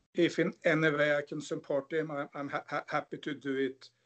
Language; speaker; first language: English; non-native, fluent; Norwegian